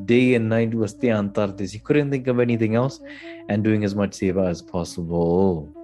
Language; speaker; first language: English; early bilingual, other home language; Punjabi